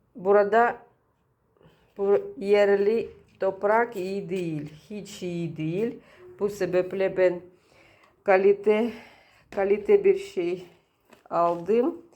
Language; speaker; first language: Turkish; non-native, learner; Russian